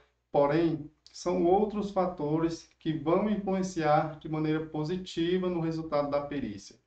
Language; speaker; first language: Portuguese; native; Portuguese